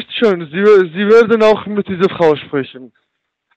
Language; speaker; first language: German; non-native, learner; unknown